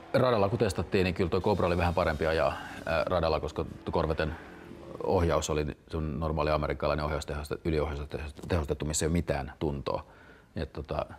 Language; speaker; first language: Finnish; native; Finnish